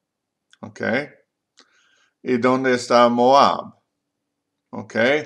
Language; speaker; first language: Spanish; non-native, learner; English